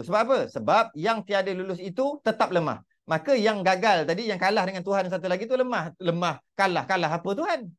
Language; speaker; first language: Malay; native; Malay